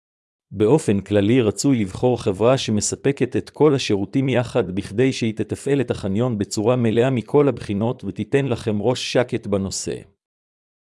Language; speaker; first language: Hebrew; native; Hebrew